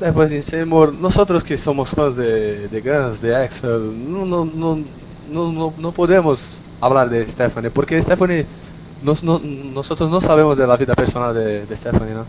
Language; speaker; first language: Portuguese; non-native, learner; Spanish